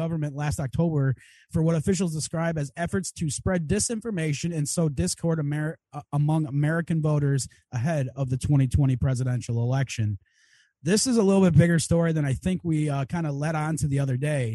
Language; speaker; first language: English; native; English